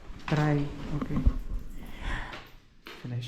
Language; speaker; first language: German; non-native, learner; Filipino